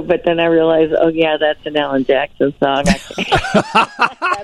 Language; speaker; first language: English; native; English